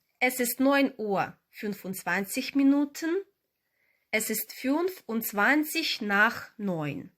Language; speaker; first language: German; non-native, fluent; Ukrainian